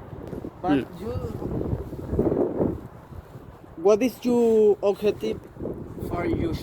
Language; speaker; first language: English; non-native, learner; Spanish